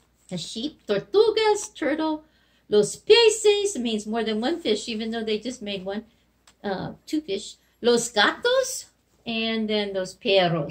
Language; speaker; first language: English; native; English